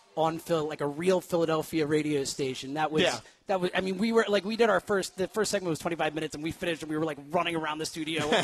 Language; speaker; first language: English; native; English